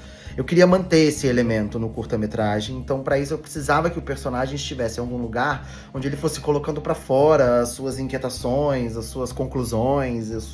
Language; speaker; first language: Portuguese; native; Portuguese